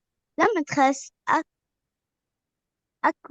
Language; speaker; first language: French; non-native, learner; Arabic